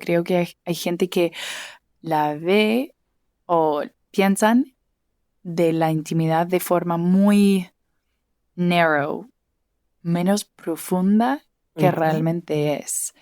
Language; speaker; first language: Spanish; early bilingual, heritage; English